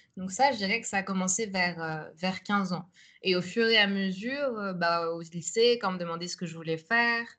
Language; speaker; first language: French; native; French